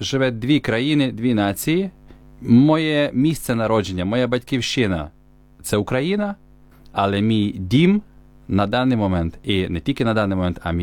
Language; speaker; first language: Ukrainian; native; Ukrainian